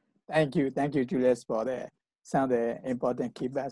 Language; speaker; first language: English; non-native, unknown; Burmese